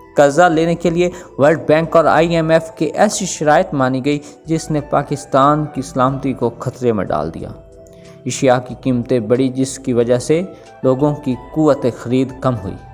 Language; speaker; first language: Urdu; non-native, local second language; Pashto